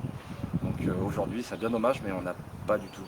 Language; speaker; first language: French; native; French